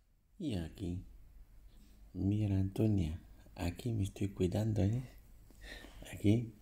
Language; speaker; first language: Spanish; non-native, fluent; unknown